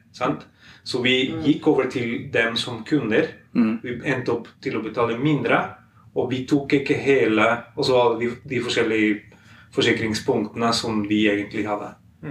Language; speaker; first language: Norwegian; non-native, fluent; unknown